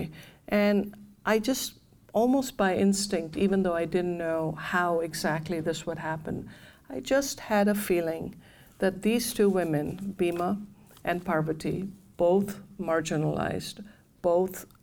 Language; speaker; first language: English; non-native, local second language; Gujarati